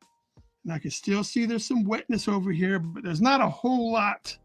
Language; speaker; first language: English; native; English